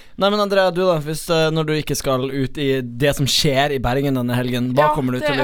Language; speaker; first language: Norwegian; native; Norwegian